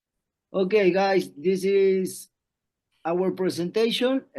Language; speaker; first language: English; non-native, learner; Spanish